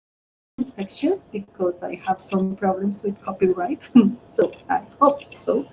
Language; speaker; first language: English; non-native, fluent; Spanish